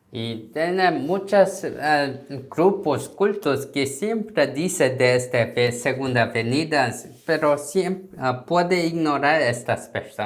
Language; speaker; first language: Spanish; non-native, learner; Korean